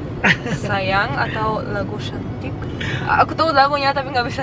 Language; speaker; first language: Indonesian; non-native, fluent; Bulgarian